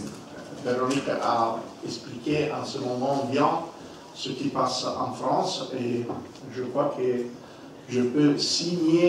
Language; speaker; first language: French; non-native, learner; Italian